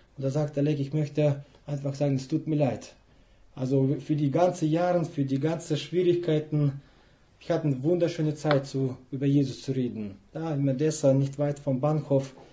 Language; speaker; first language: German; non-native, fluent; Russian